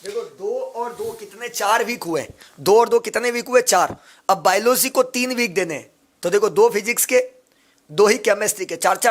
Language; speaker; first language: Hindi; native; Hindi